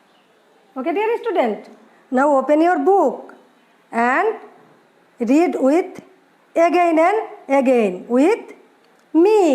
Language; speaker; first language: English; non-native, learner; Bangla